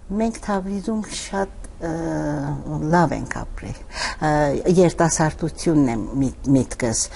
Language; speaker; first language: Armenian; early bilingual, heritage; Armenian